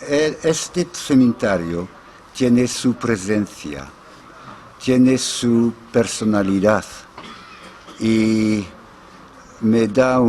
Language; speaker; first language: Spanish; non-native, fluent; English